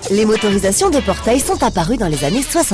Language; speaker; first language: French; native; French